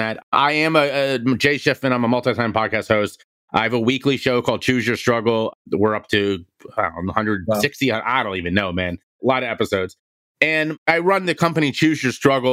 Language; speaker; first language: English; native; English